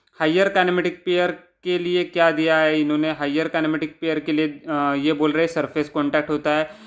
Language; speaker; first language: Hindi; non-native, local second language; Marathi